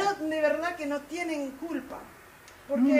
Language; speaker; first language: Spanish; early bilingual, heritage; Spanish